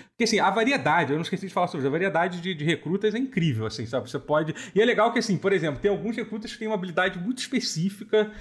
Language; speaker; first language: Portuguese; native; Portuguese